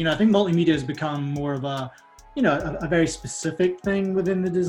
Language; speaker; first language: English; native; English